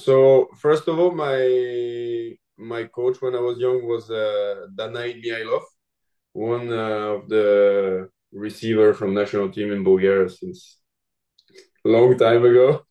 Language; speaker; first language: English; non-native, learner; French